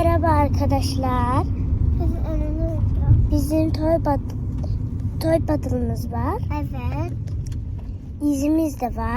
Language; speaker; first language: Turkish; early bilingual, heritage; Turkish